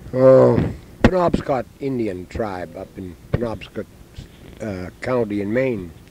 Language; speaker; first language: English; native; English